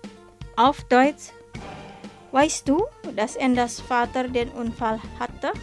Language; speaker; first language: German; non-native, fluent; Indonesian